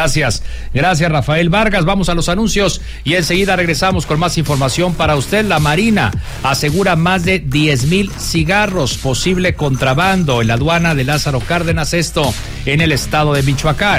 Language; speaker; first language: Spanish; native; Spanish